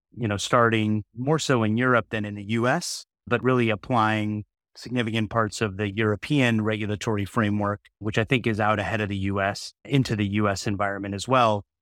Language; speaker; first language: English; native; English